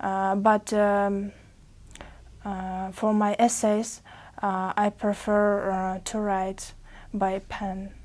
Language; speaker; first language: English; non-native, fluent; Uzbek